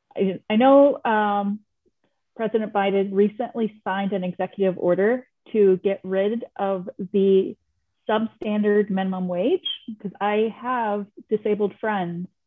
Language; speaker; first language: English; native; English